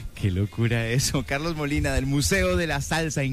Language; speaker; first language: Spanish; native; Spanish